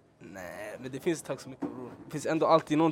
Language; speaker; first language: Swedish; early bilingual, other home language; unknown